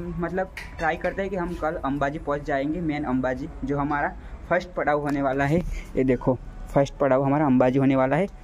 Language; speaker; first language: Hindi; non-native, local second language; Gujarati